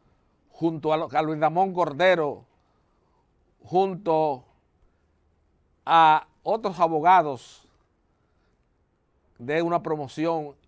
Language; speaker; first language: Spanish; native; Spanish